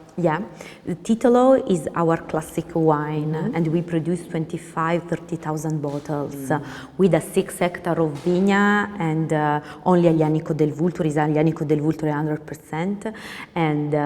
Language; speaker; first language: English; non-native, learner; Italian